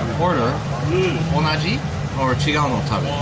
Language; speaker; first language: Japanese; non-native, learner; English